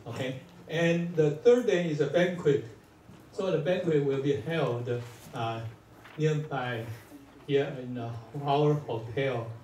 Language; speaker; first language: English; non-native, fluent; Chinese